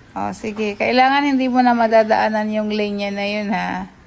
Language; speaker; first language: Filipino; native; Filipino